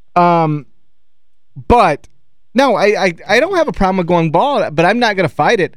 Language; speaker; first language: English; native; English